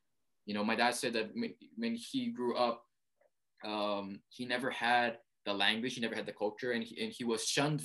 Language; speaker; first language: English; early bilingual, other home language; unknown